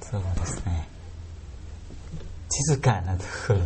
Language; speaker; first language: Japanese; non-native, learner; Thai